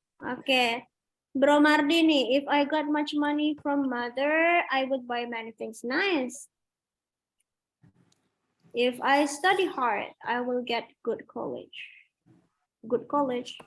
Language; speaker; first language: English; non-native, fluent; Indonesian